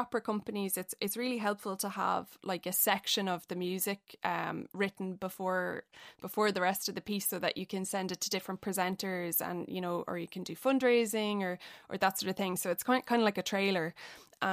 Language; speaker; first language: English; native; English